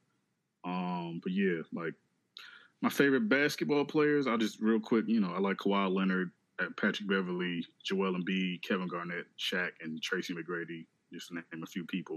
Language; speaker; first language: English; native; English